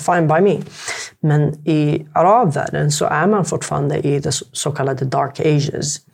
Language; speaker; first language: Swedish; non-native, fluent; Arabic